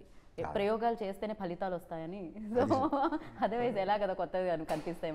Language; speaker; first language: Telugu; native; Telugu